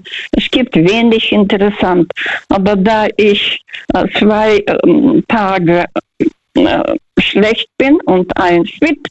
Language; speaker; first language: German; non-native, fluent; Russian